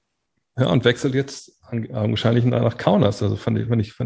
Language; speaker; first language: German; native; German